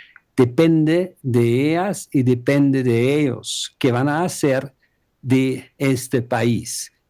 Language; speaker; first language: Spanish; non-native, fluent; German